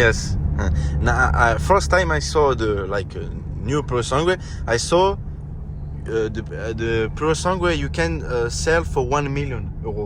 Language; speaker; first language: English; non-native, learner; French